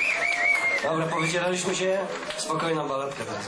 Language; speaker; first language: Polish; native; Polish